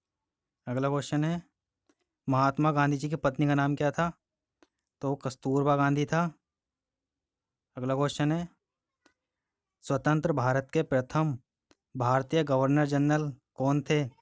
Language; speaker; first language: Hindi; native; Hindi